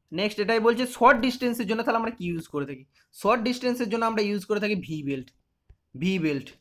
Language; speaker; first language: Bangla; native; Bangla